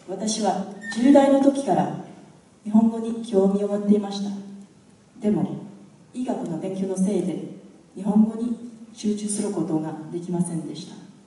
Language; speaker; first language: Japanese; non-native, fluent; English